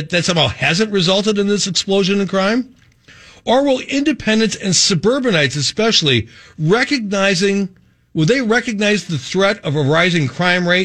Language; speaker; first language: English; native; English